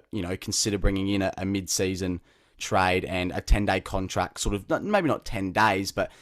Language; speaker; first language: English; native; English